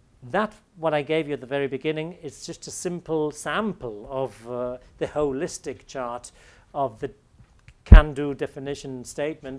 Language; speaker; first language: English; native; English